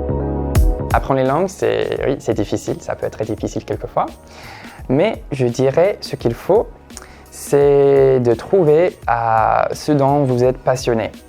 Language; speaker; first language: French; non-native, fluent; English